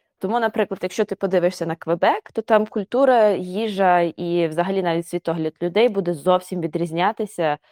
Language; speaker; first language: Ukrainian; native; Ukrainian